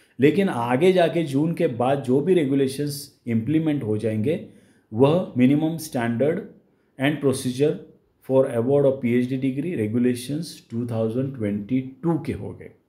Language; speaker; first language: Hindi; non-native, local second language; Marathi